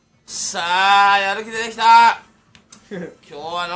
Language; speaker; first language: Japanese; native; Japanese